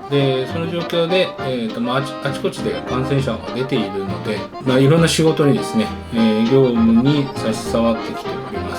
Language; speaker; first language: Japanese; native; Japanese